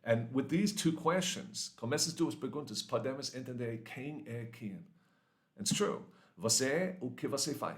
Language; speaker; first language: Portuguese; non-native, learner; English